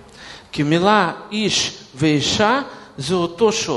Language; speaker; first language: Hebrew; non-native, fluent; Russian